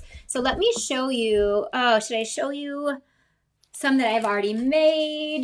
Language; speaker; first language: English; native; English